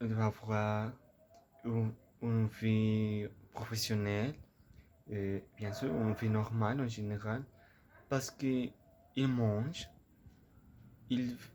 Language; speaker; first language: French; non-native, learner; Spanish